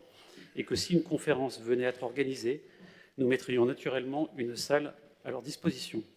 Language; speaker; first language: French; native; French